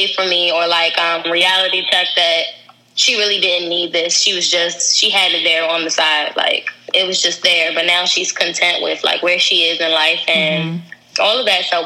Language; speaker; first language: English; native; English